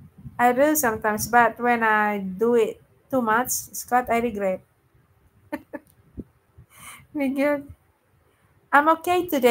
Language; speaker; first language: English; non-native, local second language; Filipino